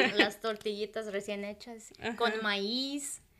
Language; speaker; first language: Spanish; non-native, local second language; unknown